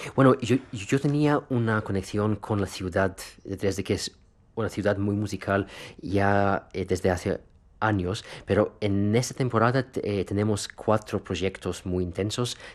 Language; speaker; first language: Spanish; non-native, fluent; Russian